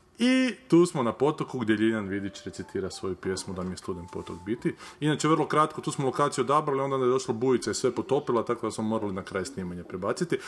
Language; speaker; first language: Croatian; native; Croatian